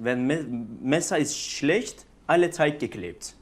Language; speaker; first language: German; non-native, learner; Turkish